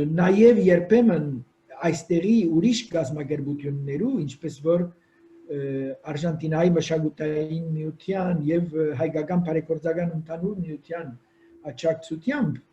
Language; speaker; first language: Armenian; early bilingual, heritage; Armenian